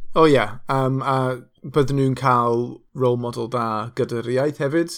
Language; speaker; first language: Welsh; non-native, local second language; English